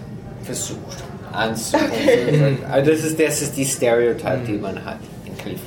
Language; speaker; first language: German; non-native, fluent; English